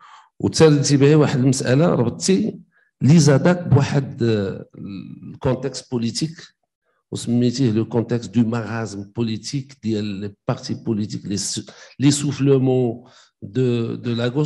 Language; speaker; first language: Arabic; native; Arabic